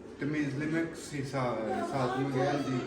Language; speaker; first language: Turkish; non-native, learner; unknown